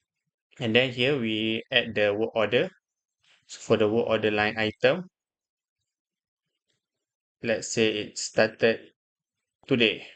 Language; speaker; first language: English; non-native, local second language; Malay